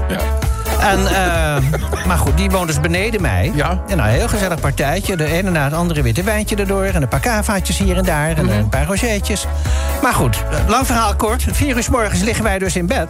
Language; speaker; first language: Dutch; native; Dutch